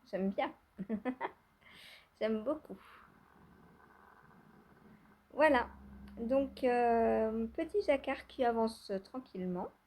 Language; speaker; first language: French; native; French